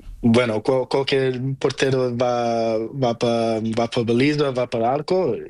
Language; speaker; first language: Spanish; non-native, learner; Portuguese